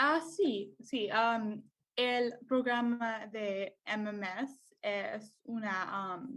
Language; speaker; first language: Spanish; non-native, learner; English